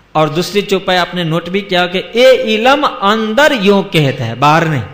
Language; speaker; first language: Hindi; non-native, local second language; Gujarati